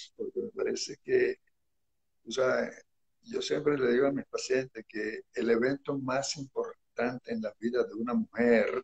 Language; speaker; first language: Spanish; early bilingual, other home language; Hebrew